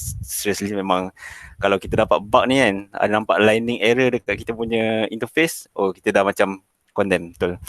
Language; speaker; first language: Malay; native; Malay